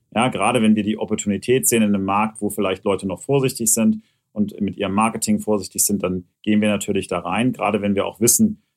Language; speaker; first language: German; native; German